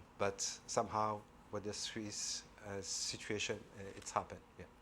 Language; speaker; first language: English; non-native, fluent; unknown